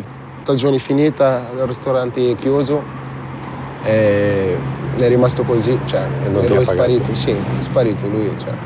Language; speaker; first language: Italian; non-native, learner; Arabic